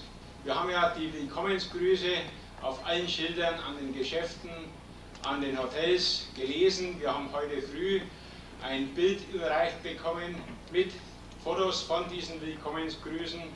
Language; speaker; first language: German; native; German